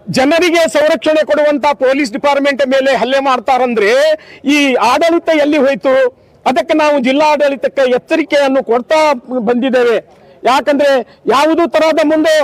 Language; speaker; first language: Kannada; non-native, local second language; Lambadi